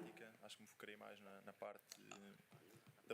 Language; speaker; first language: Portuguese; native; Portuguese